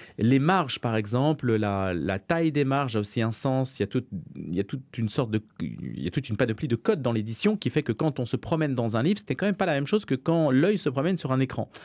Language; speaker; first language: French; native; French